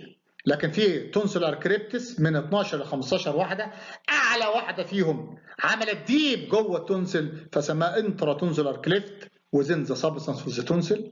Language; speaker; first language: Arabic; native; Arabic